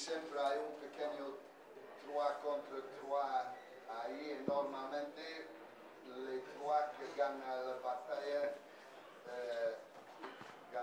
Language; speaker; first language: Spanish; non-native, fluent; English